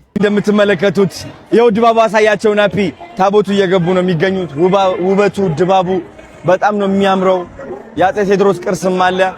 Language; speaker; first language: Amharic; non-native, local second language; Tigrinya